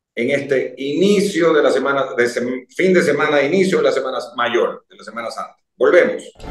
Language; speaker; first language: Spanish; native; Spanish